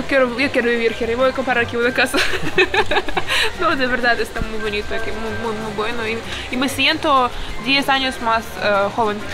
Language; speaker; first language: Spanish; non-native, learner; Ukrainian